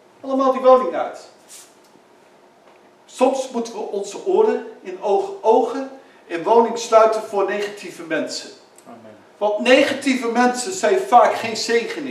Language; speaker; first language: Dutch; native; Dutch